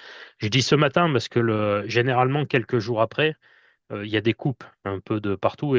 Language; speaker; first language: French; native; French